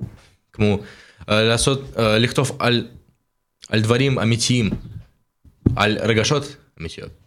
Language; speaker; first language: Hebrew; non-native, learner; Russian